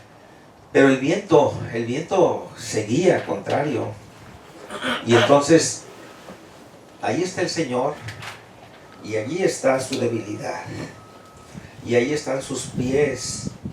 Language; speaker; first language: Spanish; native; Spanish